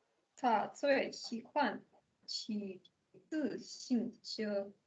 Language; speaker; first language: Chinese; non-native, learner; English